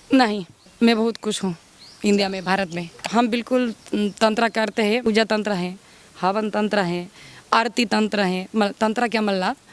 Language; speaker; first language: Hindi; non-native, learner; Spanish